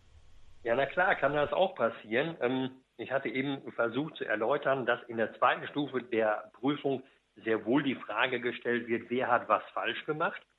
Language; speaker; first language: German; native; German